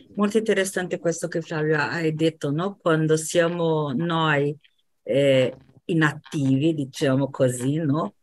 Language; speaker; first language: Italian; non-native, fluent; Portuguese